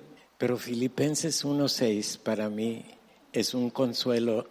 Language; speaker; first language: Spanish; native; Spanish